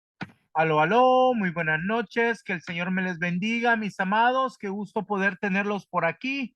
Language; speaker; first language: Spanish; native; Spanish